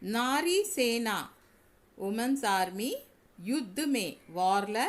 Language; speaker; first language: Hindi; non-native, local second language; Tamil